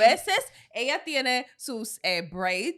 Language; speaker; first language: Spanish; non-native, learner; English